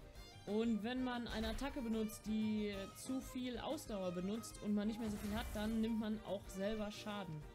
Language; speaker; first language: German; native; German